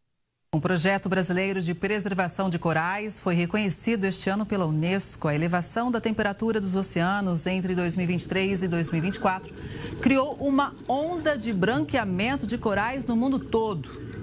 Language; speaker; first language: Portuguese; native; Portuguese